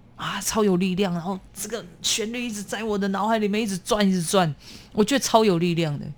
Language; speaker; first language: Chinese; native; Chinese